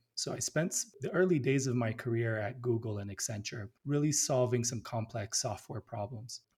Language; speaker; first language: English; early bilingual, other home language; Amharic